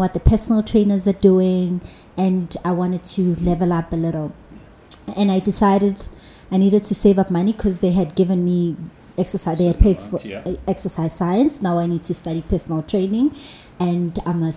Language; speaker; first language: English; non-native, local second language; Zulu